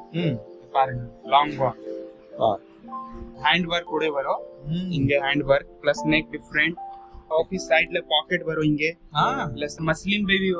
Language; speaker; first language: Tamil; non-native, learner; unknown